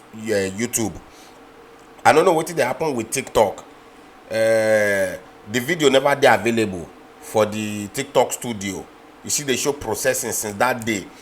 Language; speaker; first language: Nigerian Pidgin; native; Nigerian Pidgin